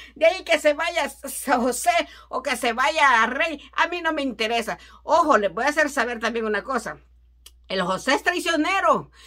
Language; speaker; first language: Spanish; native; Spanish